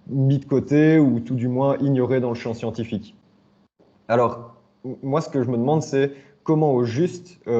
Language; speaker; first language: French; native; French